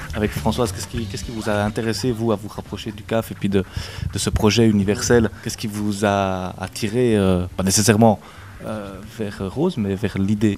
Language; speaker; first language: French; native; French